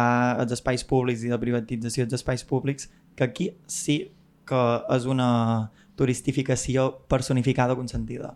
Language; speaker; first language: Catalan; native; Catalan